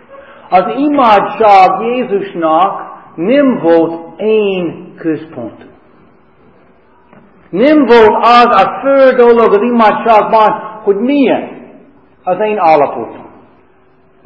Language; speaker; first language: Hungarian; non-native, fluent; English